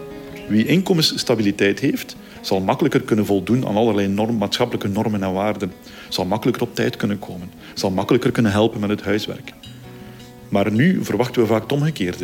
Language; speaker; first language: Dutch; native; Dutch